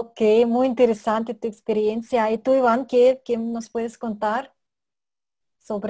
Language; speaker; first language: Spanish; non-native, fluent; Russian